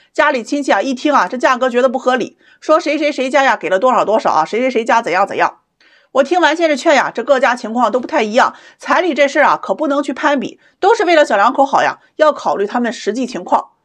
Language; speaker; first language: Chinese; native; Chinese